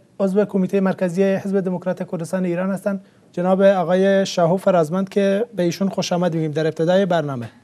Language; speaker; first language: Persian; non-native, local second language; Central Kurdish